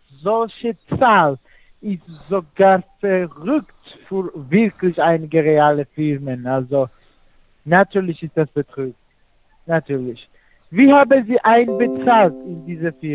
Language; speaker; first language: German; non-native, fluent; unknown